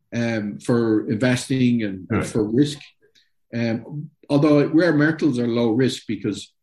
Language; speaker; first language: English; native; English